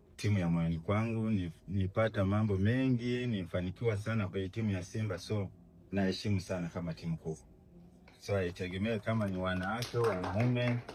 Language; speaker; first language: Swahili; non-native, fluent; Kinyarwanda